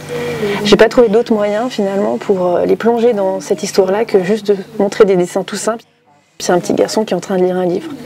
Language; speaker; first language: French; native; French